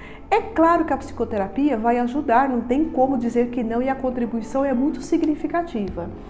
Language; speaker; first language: Portuguese; native; Portuguese